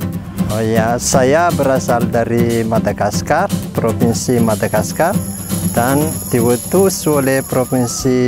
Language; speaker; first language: Indonesian; non-native, fluent; Malagasy